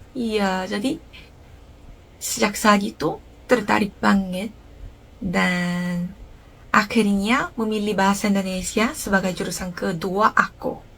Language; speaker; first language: Indonesian; non-native, fluent; Japanese